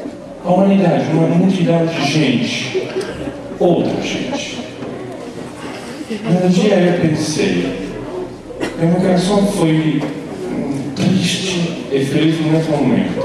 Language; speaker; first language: Portuguese; non-native, learner; Italian